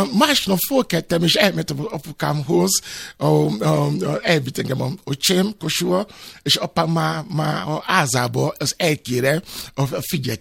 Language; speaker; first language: Hungarian; non-native, fluent; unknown